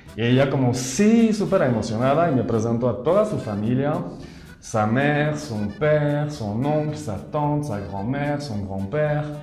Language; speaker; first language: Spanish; non-native, fluent; French